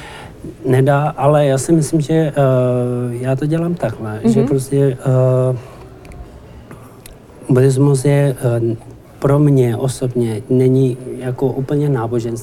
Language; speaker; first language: Czech; non-native, learner; Tibetan